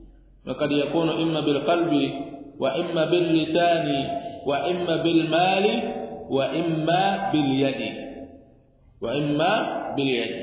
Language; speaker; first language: Arabic; non-native, fluent; Swahili